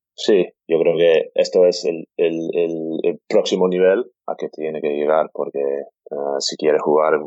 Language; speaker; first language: Spanish; non-native, fluent; English